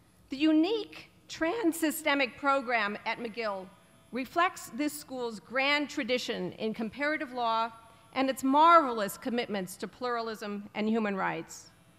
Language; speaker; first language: English; native; English